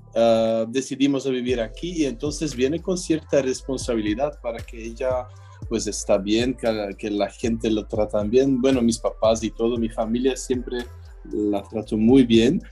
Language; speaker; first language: Spanish; non-native, fluent; French